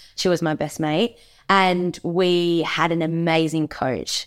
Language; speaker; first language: English; native; English